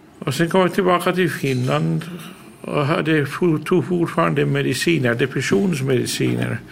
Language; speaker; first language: Swedish; early bilingual, heritage; Swedish